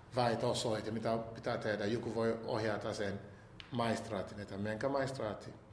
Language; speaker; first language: Finnish; non-native, fluent; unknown